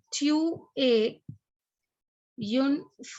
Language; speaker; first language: French; non-native, fluent; Hindi